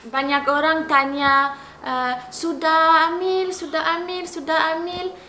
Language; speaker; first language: Indonesian; non-native, learner; English